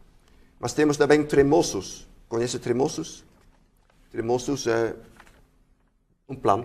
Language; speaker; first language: Portuguese; non-native, fluent; Dutch